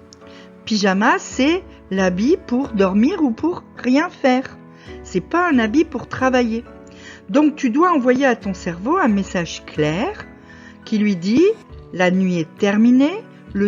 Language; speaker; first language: French; native; French